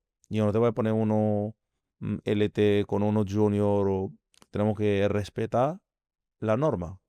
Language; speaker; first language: Spanish; non-native, fluent; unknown